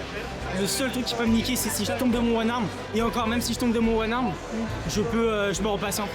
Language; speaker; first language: French; native; French